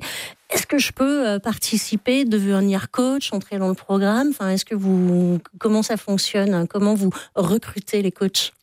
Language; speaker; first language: French; native; French